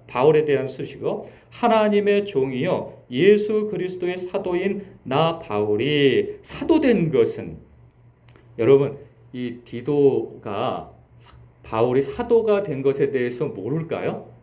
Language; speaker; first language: Korean; native; Korean